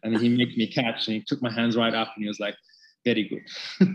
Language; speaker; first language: English; native; English